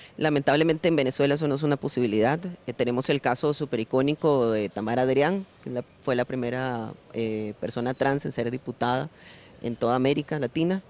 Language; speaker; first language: Spanish; native; Spanish